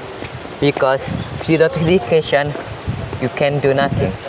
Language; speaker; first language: English; non-native, learner; Indonesian